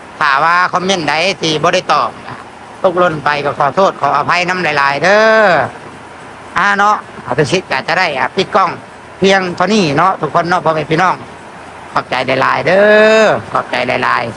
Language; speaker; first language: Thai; non-native, local second language; Lao